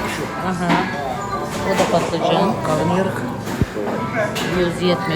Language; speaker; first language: Turkish; non-native, learner; Russian